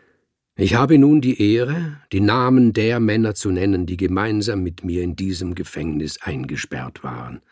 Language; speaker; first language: German; native; German